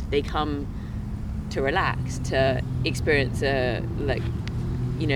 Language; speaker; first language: English; native; English